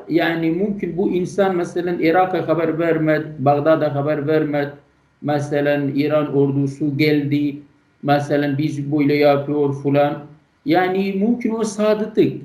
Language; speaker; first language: Turkish; non-native, learner; Kurdish